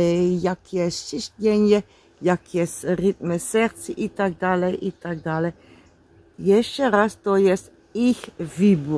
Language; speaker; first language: Polish; non-native, learner; Dutch